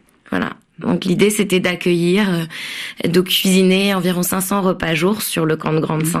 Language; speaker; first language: French; native; French